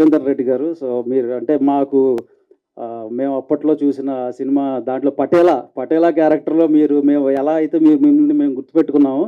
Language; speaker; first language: Telugu; native; Telugu